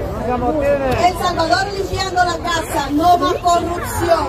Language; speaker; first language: Spanish; native; Spanish